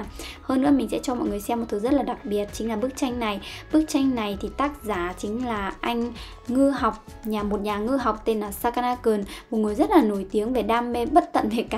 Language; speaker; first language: Vietnamese; native; Vietnamese